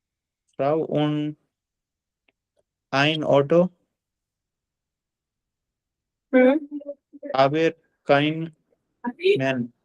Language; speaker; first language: German; non-native, learner; Hindi